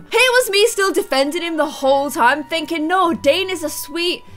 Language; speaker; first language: English; native; English